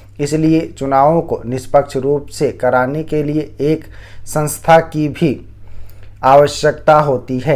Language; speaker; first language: Hindi; native; Hindi